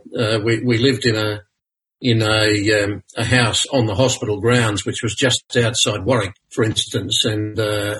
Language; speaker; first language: English; native; English